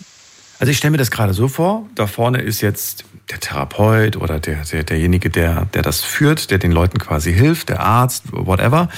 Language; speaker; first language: German; native; German